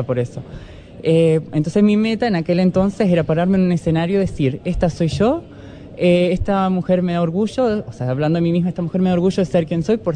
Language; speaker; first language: Spanish; native; Spanish